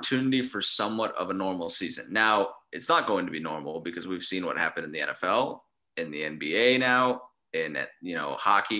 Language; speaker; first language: English; native; English